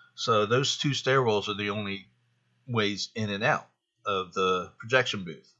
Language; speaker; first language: English; native; English